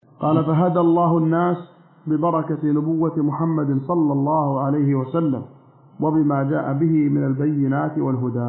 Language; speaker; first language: Arabic; native; Arabic